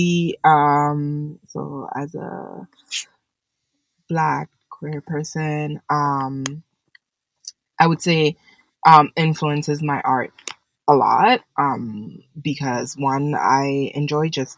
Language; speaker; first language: English; native; English